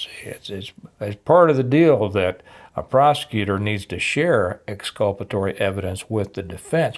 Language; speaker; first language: English; native; English